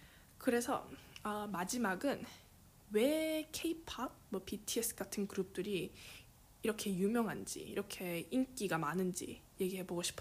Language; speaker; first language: Korean; early bilingual, heritage; Korean